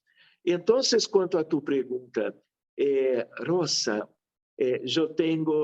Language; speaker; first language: Spanish; non-native, fluent; Portuguese